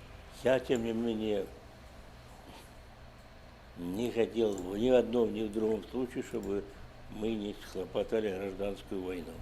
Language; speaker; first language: Russian; native; Russian